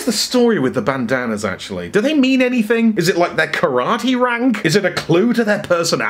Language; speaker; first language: English; native; English